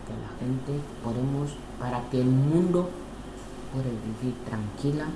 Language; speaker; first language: Spanish; non-native, local second language; Fang